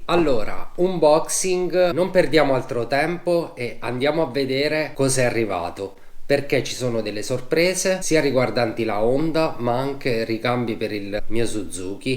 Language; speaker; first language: Italian; native; Italian